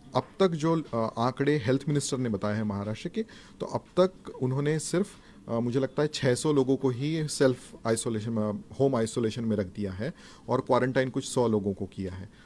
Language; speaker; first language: Hindi; non-native, local second language; Marathi